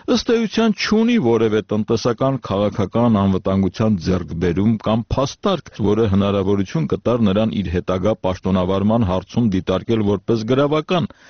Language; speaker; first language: Armenian; native; Armenian